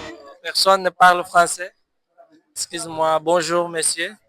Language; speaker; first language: French; non-native, fluent; Portuguese